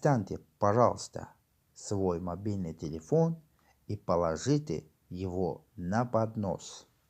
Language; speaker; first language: Russian; non-native, local second language; Tajik